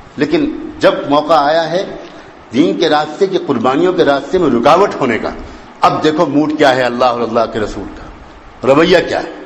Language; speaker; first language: Urdu; native; Urdu